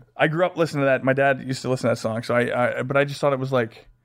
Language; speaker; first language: English; native; English